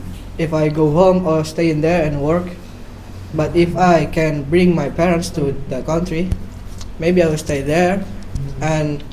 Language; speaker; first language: English; non-native, learner; Indonesian